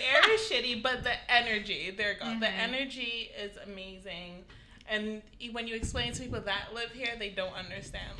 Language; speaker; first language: English; native; English